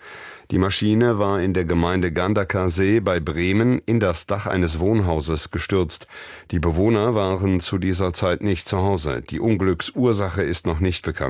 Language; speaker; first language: German; native; German